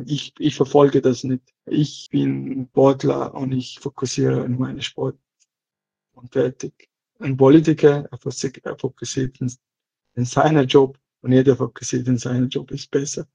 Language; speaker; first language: German; non-native, learner; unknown